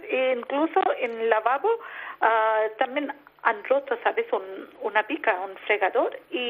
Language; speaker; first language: Spanish; non-native, learner; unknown